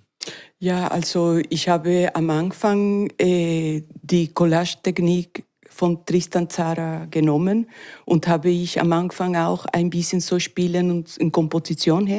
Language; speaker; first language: German; non-native, learner; Spanish